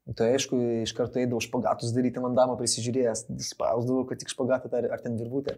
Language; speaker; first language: Lithuanian; native; Lithuanian